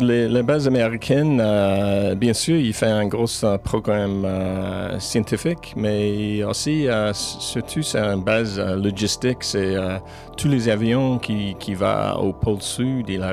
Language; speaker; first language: French; non-native, fluent; English